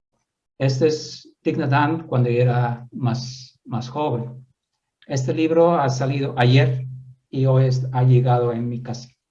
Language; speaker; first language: Spanish; non-native, fluent; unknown